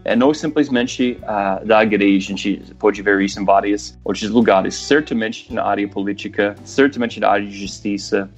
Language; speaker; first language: Portuguese; non-native, fluent; English